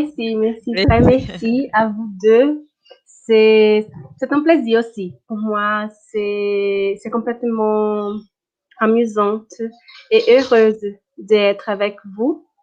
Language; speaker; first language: French; non-native, fluent; Portuguese